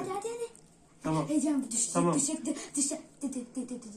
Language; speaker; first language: Turkish; native; Turkish